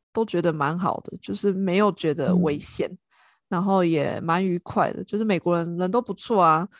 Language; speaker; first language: Chinese; native; Chinese